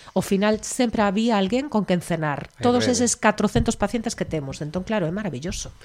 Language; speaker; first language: Galician; native; Galician